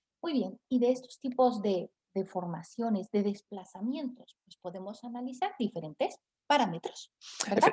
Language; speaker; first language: Spanish; native; Spanish